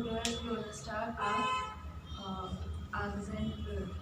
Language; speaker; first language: German; non-native, learner; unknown